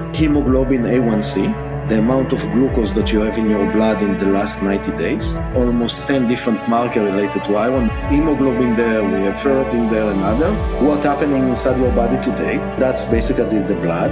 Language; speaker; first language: English; non-native, fluent; Hebrew